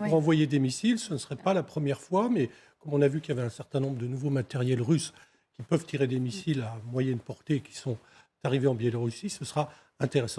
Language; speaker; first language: French; native; French